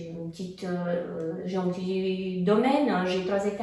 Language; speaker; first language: French; non-native, fluent; Romanian